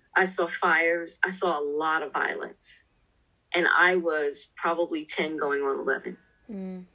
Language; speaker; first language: English; native; English